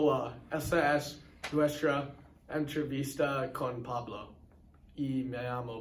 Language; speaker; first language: Spanish; non-native, learner; English